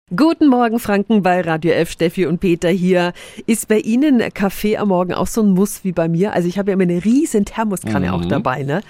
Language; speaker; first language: German; native; German